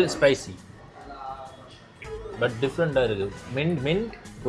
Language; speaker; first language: English; non-native, learner; Tamil